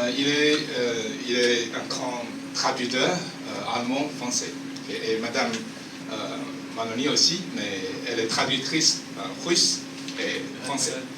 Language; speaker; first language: French; non-native, fluent; Chinese